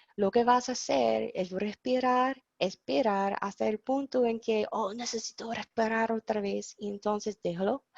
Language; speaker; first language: Spanish; non-native, fluent; English